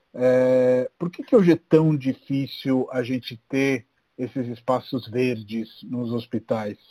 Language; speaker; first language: Portuguese; non-native, fluent; Italian